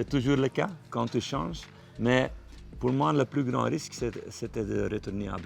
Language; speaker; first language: French; non-native, local second language; Dutch